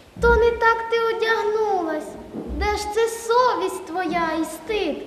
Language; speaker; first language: Ukrainian; native; Ukrainian